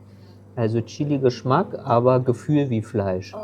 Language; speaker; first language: German; early bilingual, other home language; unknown